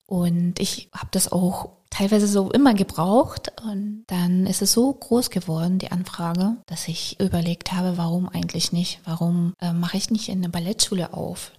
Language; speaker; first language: German; non-native, fluent; Russian